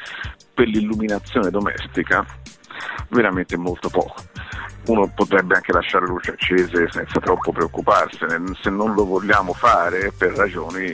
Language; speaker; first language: Italian; native; Italian